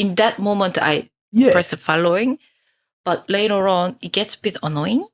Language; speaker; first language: English; non-native, fluent; Korean